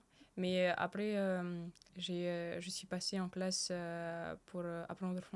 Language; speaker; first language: French; early bilingual, other home language; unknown